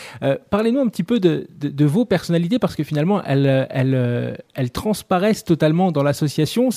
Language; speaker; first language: French; native; French